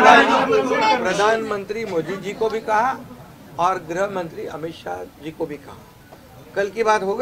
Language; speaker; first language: Hindi; non-native, local second language; Marathi